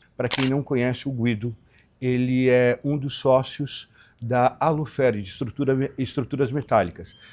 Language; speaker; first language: Portuguese; native; Portuguese